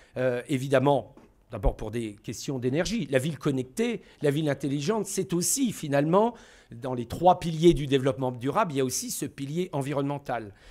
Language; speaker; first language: French; native; French